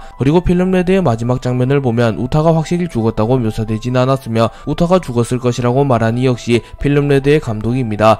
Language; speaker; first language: Korean; native; Korean